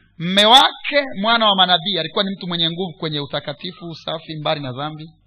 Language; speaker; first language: Swahili; non-native, local second language; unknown